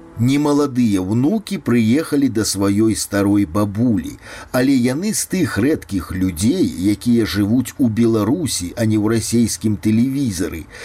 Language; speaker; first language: Belarusian; native; Belarusian